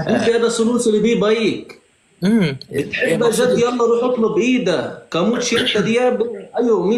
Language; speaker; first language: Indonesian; non-native, fluent; Arabic